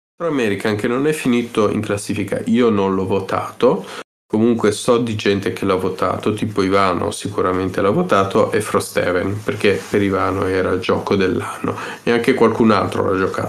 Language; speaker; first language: Italian; native; Italian